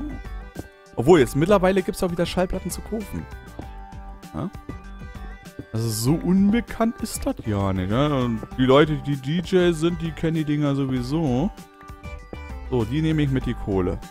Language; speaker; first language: German; native; German